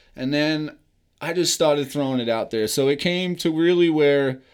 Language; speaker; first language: English; native; English